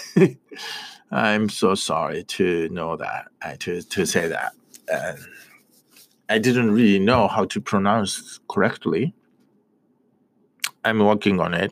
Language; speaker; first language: English; non-native, fluent; Japanese